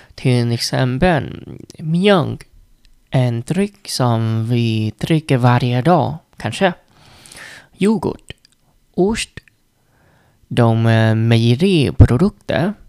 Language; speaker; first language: Swedish; non-native, learner; Vietnamese